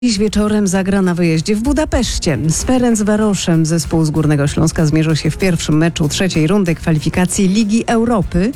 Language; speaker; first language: Polish; native; Polish